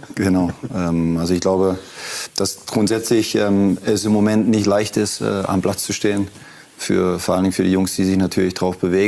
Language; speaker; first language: German; native; German